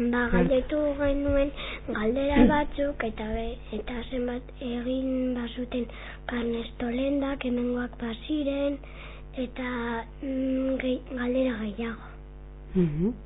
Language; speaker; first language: Basque; non-native, local second language; Spanish